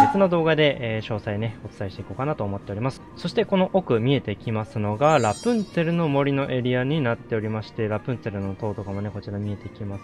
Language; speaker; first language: Japanese; native; Japanese